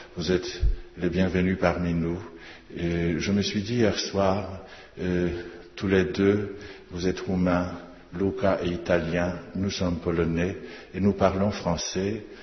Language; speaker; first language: French; non-native, fluent; Polish